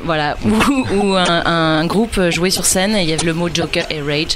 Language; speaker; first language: French; native; French